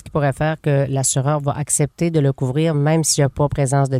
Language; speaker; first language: French; native; French